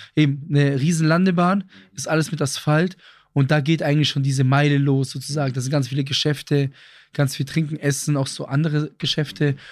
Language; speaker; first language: German; early bilingual, other home language; Greek